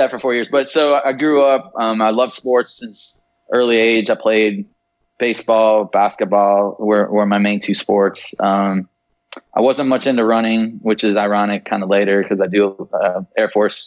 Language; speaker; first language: English; native; English